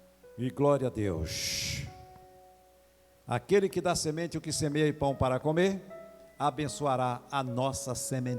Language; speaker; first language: Portuguese; native; Portuguese